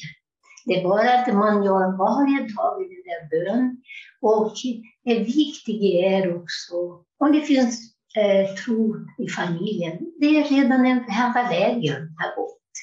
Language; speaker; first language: Swedish; non-native, fluent; Portuguese